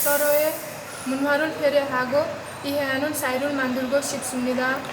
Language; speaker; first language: Korean; non-native, learner; Nepali